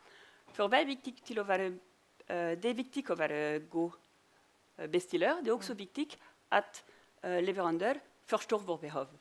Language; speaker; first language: Norwegian; non-native, fluent; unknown